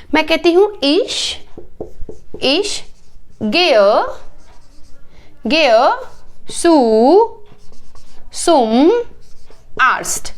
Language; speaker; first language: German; non-native, learner; Hindi